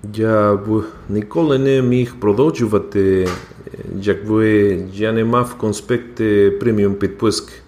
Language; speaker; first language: Ukrainian; non-native, learner; Spanish